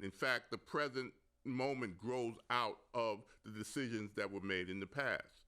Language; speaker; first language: English; native; English